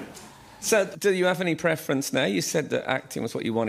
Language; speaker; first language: English; native; English